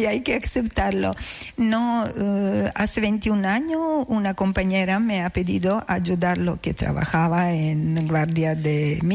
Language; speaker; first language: Spanish; non-native, learner; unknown